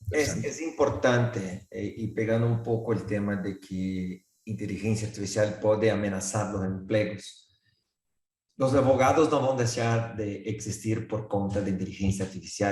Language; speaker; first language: Spanish; non-native, fluent; Portuguese